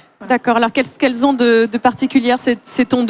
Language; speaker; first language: French; native; French